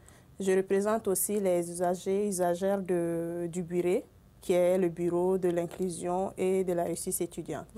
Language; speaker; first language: French; non-native, local second language; Bambara